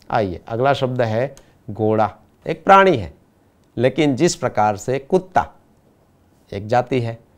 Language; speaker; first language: Hindi; non-native, local second language; Gujarati